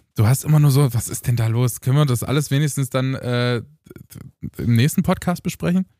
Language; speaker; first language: German; early bilingual, other home language; Romanian